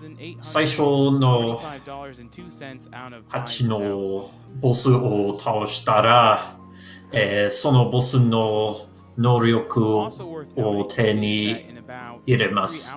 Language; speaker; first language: Japanese; non-native, learner; English